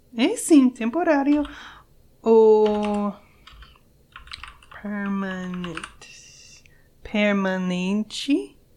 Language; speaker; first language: Portuguese; non-native, learner; English